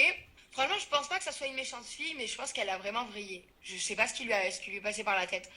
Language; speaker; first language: French; native; French